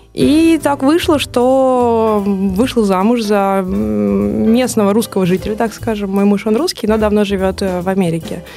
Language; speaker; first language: Russian; native; Russian